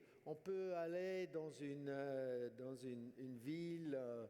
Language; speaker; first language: French; non-native, fluent; English